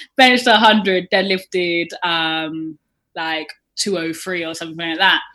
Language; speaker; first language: English; native; English